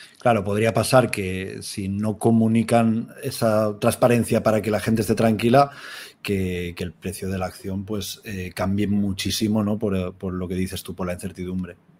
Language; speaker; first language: Spanish; native; Spanish